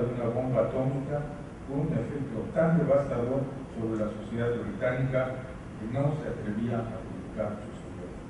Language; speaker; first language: Spanish; native; Spanish